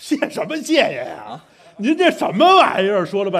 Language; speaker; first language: Chinese; native; Chinese